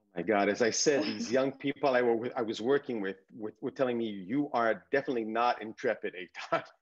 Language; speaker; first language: English; early bilingual, other home language; Hebrew